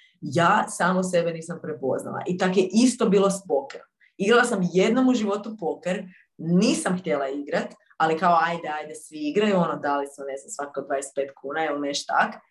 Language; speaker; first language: Croatian; native; Croatian